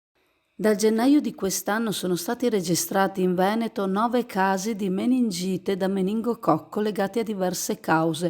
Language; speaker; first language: Italian; native; Italian